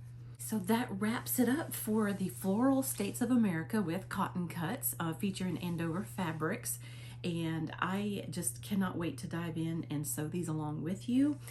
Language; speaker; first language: English; native; English